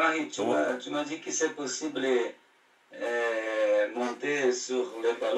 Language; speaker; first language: French; non-native, learner; Portuguese